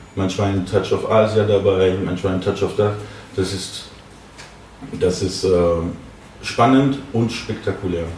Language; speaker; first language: German; non-native, fluent; French